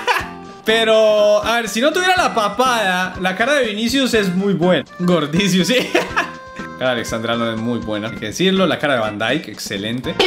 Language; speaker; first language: Spanish; native; Spanish